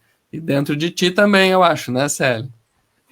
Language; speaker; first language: Portuguese; native; Portuguese